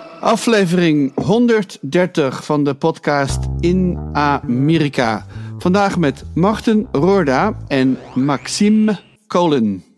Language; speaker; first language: Dutch; native; Dutch